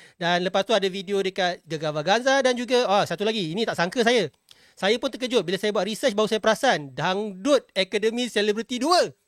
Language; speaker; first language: Malay; native; Malay